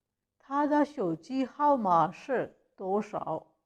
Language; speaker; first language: Chinese; non-native, fluent; Urdu